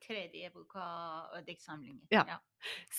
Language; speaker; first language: Norwegian; non-native, learner; Persian